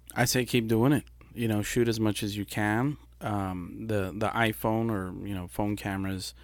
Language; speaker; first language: English; early bilingual, other home language; Spanish